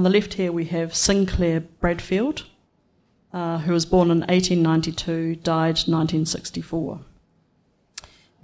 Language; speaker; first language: English; native; English